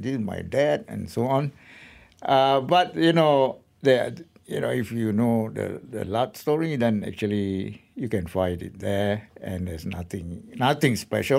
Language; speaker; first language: English; non-native, local second language; Malay